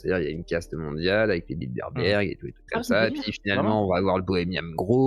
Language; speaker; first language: French; native; French